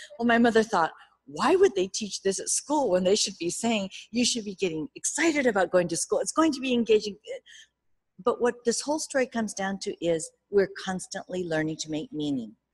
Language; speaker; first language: English; early bilingual, other home language; Japanese